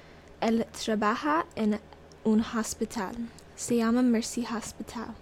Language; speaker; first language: Spanish; non-native, learner; English